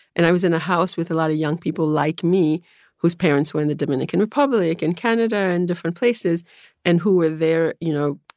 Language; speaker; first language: English; early bilingual, other home language; Haitian Creole